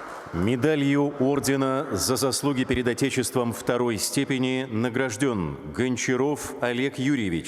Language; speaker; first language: Russian; native; Russian